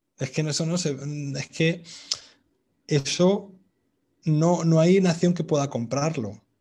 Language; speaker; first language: Spanish; native; Spanish